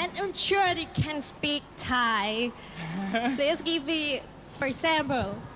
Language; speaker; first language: English; non-native, learner; Thai